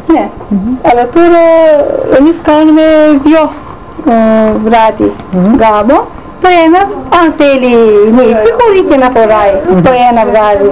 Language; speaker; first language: Greek; non-native, local second language; Turkish